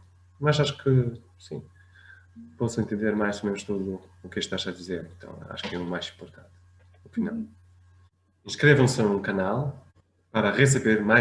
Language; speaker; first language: Portuguese; non-native, fluent; Arabic